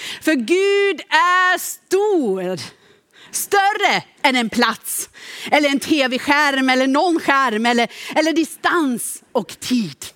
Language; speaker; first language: Swedish; non-native, fluent; German